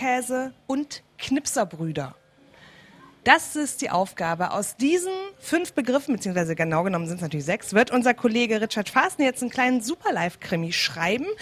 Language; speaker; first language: German; native; German